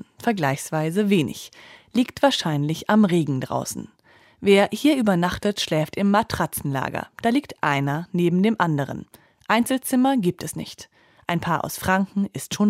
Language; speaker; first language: German; native; German